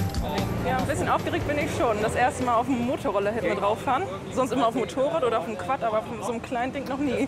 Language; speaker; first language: German; native; German